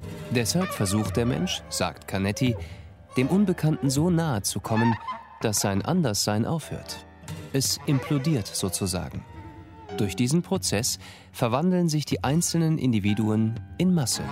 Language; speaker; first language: German; native; German